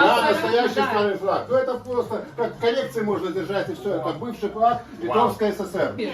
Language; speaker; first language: Russian; native; Russian